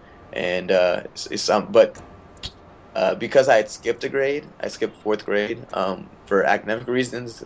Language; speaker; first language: English; native; English